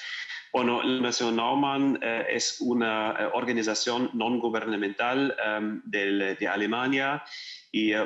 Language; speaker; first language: Spanish; non-native, learner; German